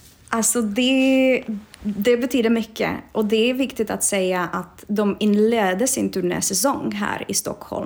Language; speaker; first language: Swedish; non-native, fluent; Czech